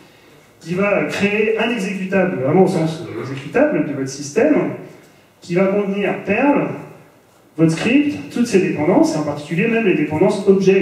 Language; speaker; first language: French; native; French